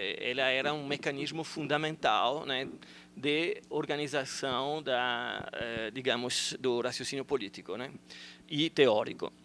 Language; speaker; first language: Portuguese; non-native, fluent; Italian